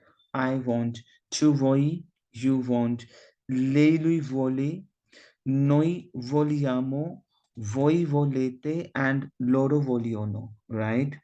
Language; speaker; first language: Italian; non-native, learner; Hindi